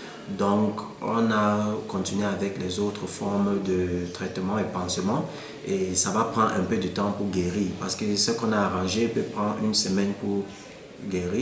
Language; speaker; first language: French; non-native, local second language; English